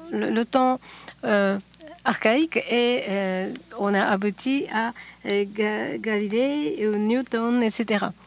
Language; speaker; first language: French; non-native, fluent; Japanese